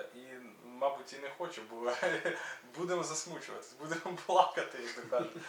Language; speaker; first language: Ukrainian; native; Ukrainian